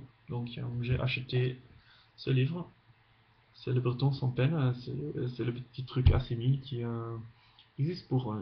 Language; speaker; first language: French; non-native, fluent; Dutch